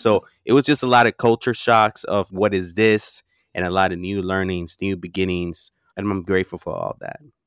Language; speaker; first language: English; early bilingual, other home language; Spanish